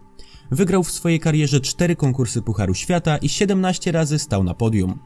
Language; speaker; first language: Polish; native; Polish